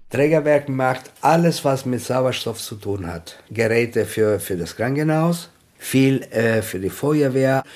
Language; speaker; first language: German; non-native, fluent; Italian